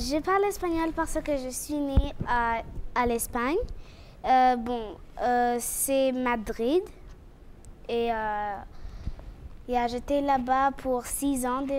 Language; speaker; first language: French; early bilingual, other home language; Spanish